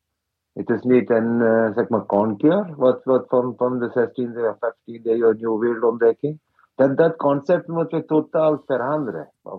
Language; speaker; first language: Dutch; non-native, fluent; Malayalam